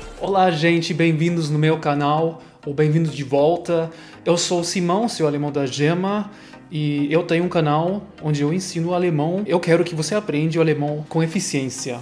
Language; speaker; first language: Portuguese; non-native, fluent; German